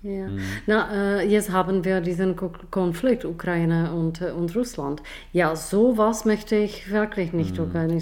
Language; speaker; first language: German; non-native, fluent; Czech